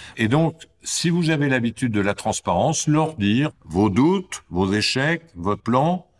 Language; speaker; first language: French; native; French